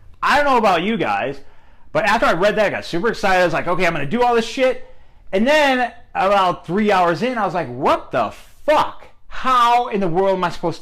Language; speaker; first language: English; native; English